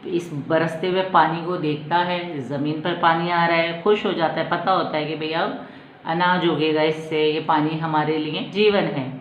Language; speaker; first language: Hindi; non-native, local second language; Marathi